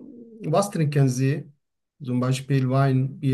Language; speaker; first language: German; non-native, learner; Turkish